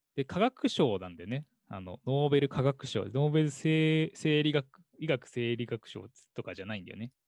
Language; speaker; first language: Japanese; native; Japanese